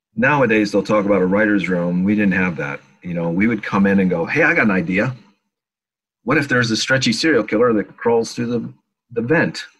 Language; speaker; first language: English; native; English